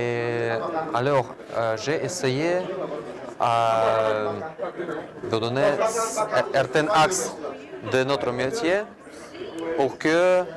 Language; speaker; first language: French; non-native, fluent; Russian